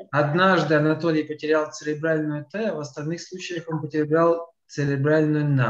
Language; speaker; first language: Russian; native; Russian